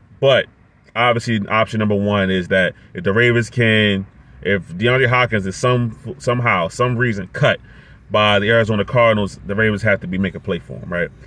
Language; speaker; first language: English; native; English